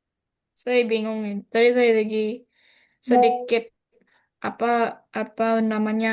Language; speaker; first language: Indonesian; non-native, learner; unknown